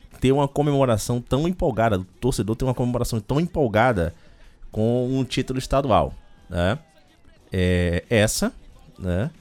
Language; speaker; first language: Portuguese; native; Portuguese